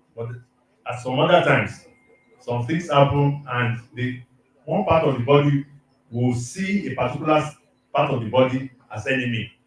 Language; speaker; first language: English; non-native, local second language; Yoruba